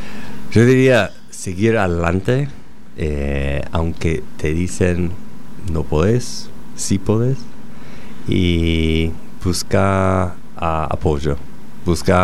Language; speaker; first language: Spanish; non-native, fluent; English